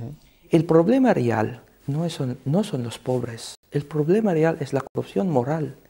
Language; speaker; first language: Spanish; non-native, fluent; Cebuano